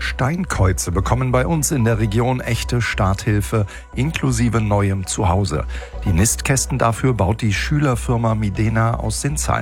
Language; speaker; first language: German; native; German